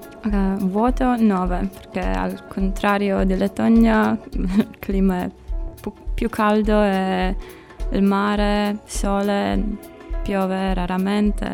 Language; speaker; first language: Italian; non-native, learner; Latvian